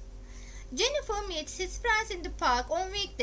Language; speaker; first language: English; non-native, fluent; Turkish